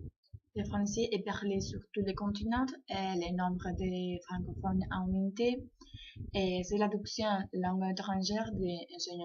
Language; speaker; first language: French; non-native, learner; Spanish